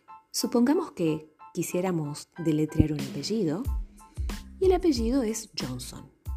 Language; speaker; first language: Spanish; native; Spanish